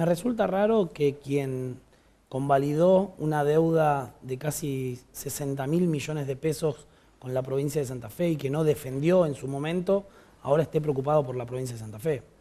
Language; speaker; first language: Spanish; native; Spanish